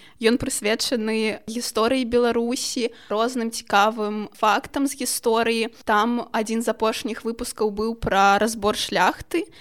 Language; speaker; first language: Belarusian; non-native, local second language; Russian